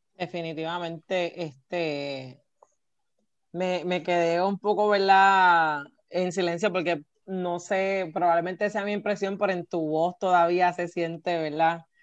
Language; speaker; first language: Spanish; native; Spanish